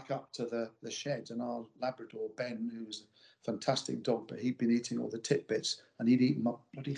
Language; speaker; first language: English; native; English